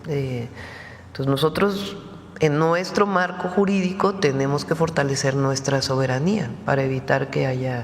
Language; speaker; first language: Spanish; native; Spanish